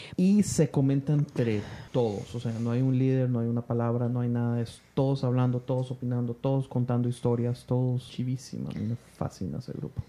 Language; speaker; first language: Spanish; native; Spanish